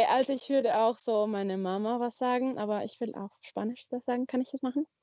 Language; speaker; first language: German; non-native, learner; Spanish